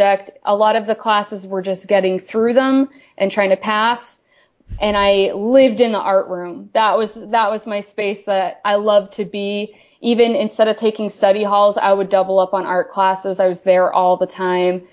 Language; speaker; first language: English; native; English